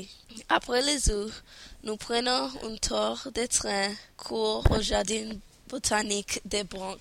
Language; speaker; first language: French; non-native, learner; English